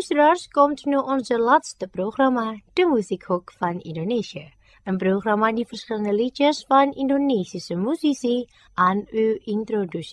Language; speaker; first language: Dutch; non-native, fluent; Indonesian